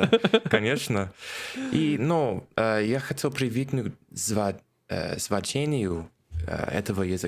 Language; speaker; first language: Russian; non-native, learner; English